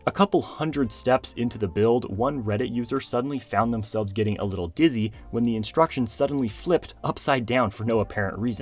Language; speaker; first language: English; native; English